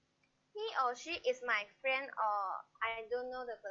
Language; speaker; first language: English; non-native, learner; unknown